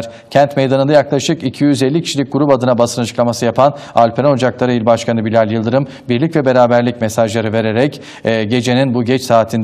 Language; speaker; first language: Turkish; native; Turkish